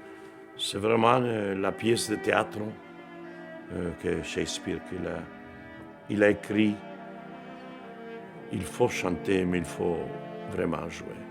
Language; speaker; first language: French; non-native, fluent; Spanish